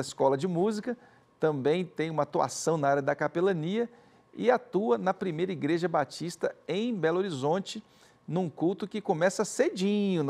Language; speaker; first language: Portuguese; native; Portuguese